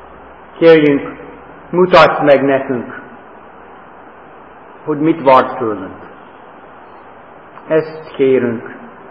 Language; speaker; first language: Hungarian; non-native, fluent; English